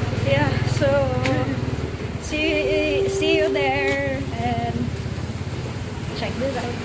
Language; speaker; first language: English; non-native, learner; Indonesian